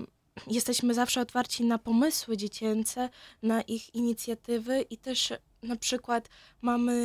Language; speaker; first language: Polish; non-native, fluent; Ukrainian